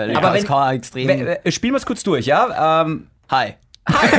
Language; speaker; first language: German; native; German